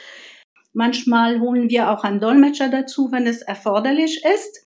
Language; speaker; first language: German; non-native, fluent; Arabic